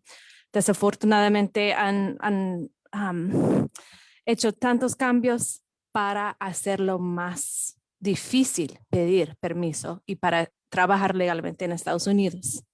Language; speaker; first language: Spanish; non-native, fluent; English